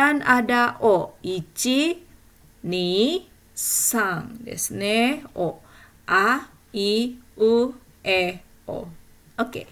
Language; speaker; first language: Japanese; non-native, fluent; Indonesian